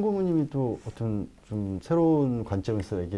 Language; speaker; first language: Korean; native; Korean